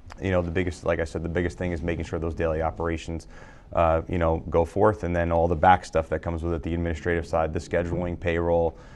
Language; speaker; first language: English; native; English